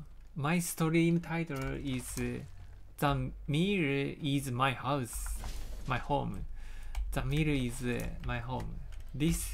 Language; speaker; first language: English; non-native, learner; Japanese